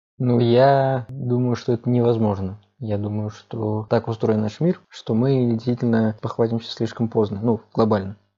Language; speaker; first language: Russian; native; Russian